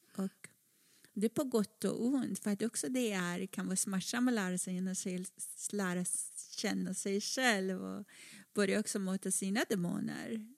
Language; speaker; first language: Swedish; non-native, fluent; Persian